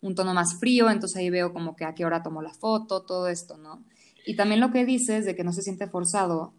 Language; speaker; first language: Spanish; native; Spanish